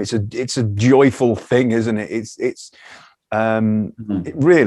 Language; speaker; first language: English; native; English